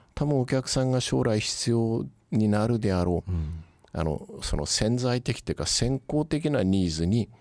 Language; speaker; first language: Japanese; native; Japanese